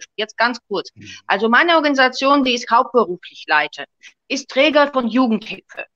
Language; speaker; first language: German; non-native, fluent; Russian